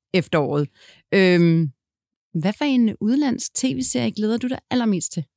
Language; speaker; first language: Danish; native; Danish